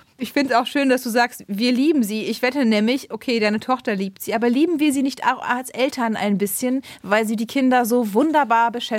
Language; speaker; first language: German; native; German